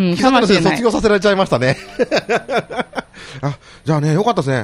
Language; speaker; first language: Japanese; native; Japanese